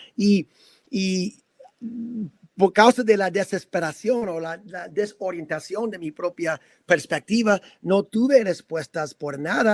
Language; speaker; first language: Spanish; non-native, fluent; English